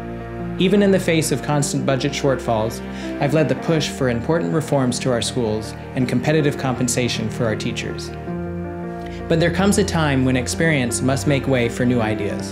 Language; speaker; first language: English; native; English